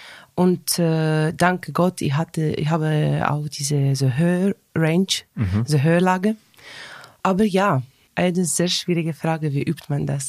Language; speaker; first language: German; non-native, learner; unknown